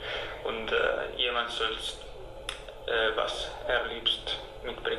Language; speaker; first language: German; non-native, learner; Italian